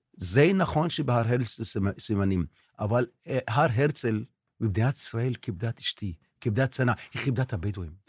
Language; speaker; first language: Hebrew; non-native, local second language; Arabic